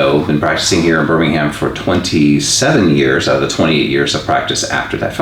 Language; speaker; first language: English; native; English